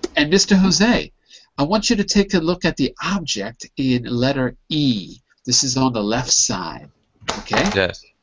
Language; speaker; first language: English; native; English